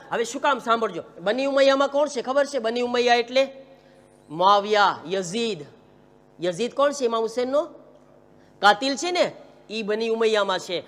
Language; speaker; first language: Gujarati; early bilingual, heritage; Gujarati